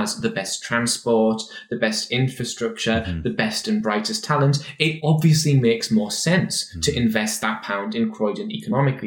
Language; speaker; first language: English; native; English